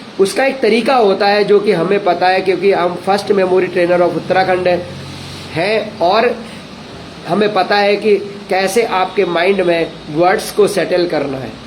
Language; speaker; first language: Hindi; native; Hindi